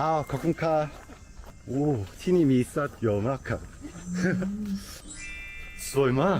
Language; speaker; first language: Thai; non-native, learner; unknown